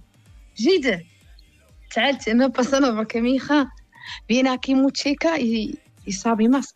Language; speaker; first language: Spanish; non-native, learner; Arabic